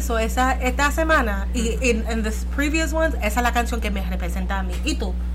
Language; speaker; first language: Spanish; early bilingual, other home language; English